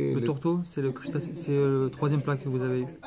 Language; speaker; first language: French; native; French